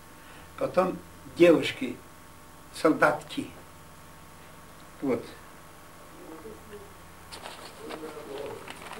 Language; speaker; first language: Russian; non-native, local second language; Yiddish